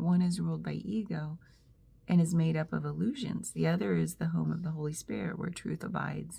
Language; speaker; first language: English; native; English